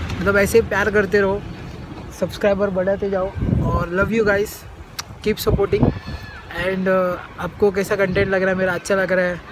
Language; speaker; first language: Hindi; non-native, local second language; Marathi